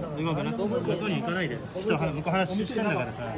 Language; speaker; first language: Japanese; native; Japanese